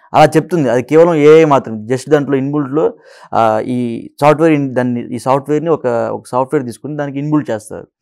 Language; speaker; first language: Telugu; native; Telugu